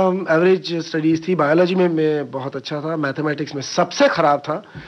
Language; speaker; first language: Hindi; non-native, local second language; Marathi